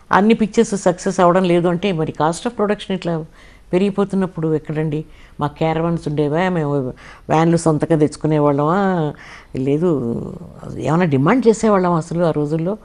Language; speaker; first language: Telugu; non-native, local second language; English